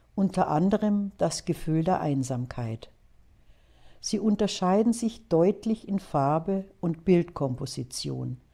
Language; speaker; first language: German; native; German